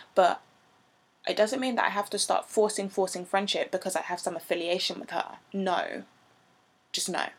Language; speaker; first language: English; native; English